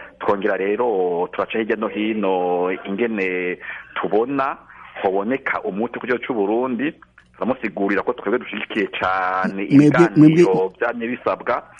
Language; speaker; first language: Rundi; native; Rundi